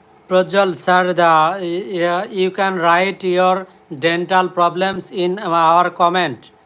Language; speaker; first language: English; non-native, local second language; Bangla